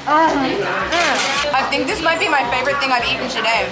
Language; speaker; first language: English; native; English